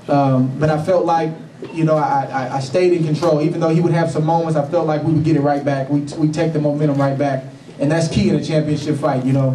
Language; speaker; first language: English; native; English